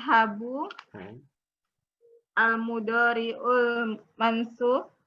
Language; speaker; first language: Arabic; non-native, learner; Indonesian